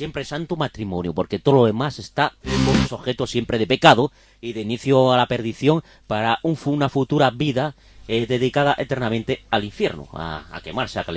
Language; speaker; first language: Spanish; native; Spanish